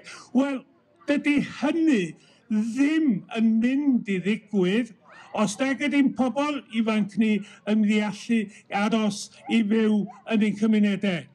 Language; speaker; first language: Welsh; native; Welsh